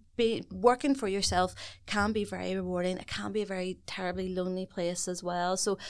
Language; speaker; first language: English; native; English